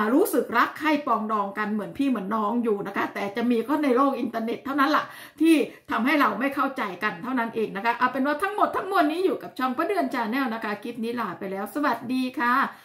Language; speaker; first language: Thai; native; Thai